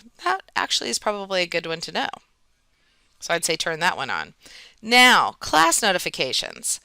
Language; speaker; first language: English; native; English